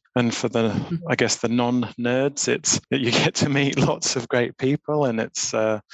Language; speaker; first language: English; native; English